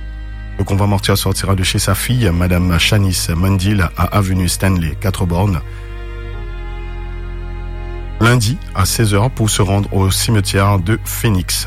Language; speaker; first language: French; non-native, local second language; Morisyen